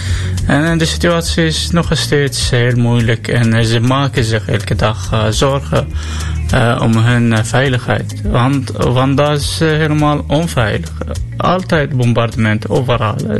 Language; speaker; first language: Dutch; non-native, learner; Arabic